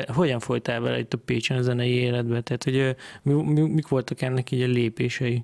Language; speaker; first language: Hungarian; native; Hungarian